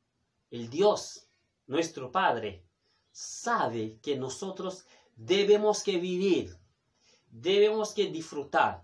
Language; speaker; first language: Spanish; non-native, fluent; Haitian Creole